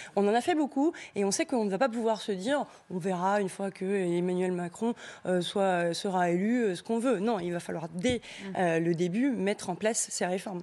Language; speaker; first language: French; native; French